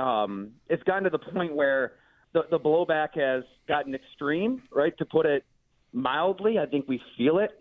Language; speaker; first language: English; native; English